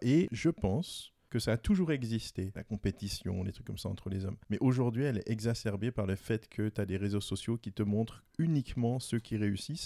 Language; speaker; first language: French; native; French